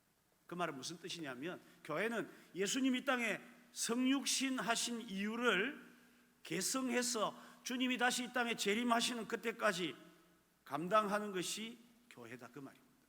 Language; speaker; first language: Korean; native; Korean